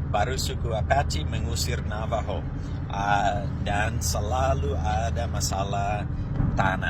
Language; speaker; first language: Indonesian; non-native, fluent; English